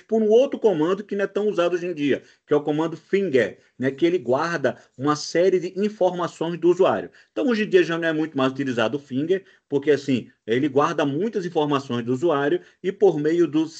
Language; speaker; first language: Portuguese; native; Portuguese